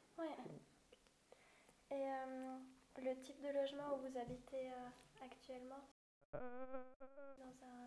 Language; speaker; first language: French; native; French